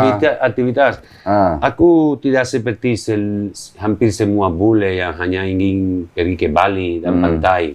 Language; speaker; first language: Indonesian; non-native, learner; Spanish